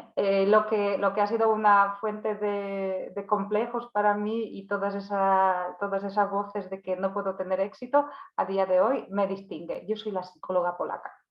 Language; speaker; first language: Spanish; non-native, fluent; Polish